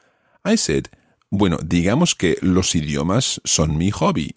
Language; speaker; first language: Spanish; non-native, fluent; English